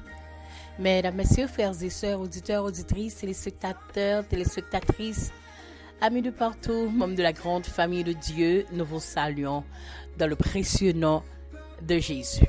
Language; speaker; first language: French; non-native, local second language; Haitian Creole